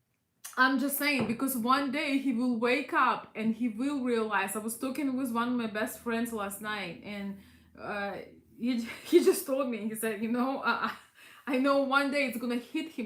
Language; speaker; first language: English; non-native, fluent; Russian